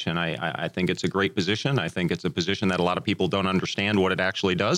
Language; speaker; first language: English; native; English